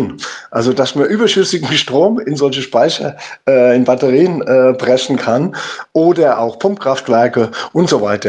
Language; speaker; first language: German; native; German